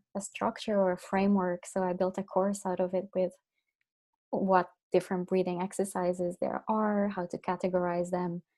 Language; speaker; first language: English; non-native, fluent; Finnish